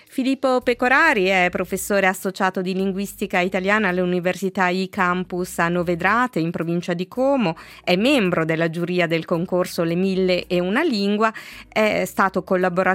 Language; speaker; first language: Italian; native; Italian